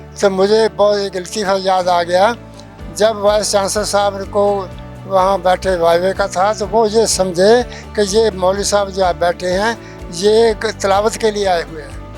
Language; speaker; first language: Urdu; non-native, local second language; Punjabi